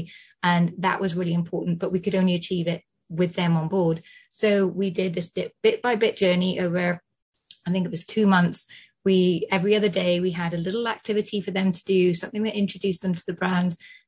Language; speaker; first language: English; native; English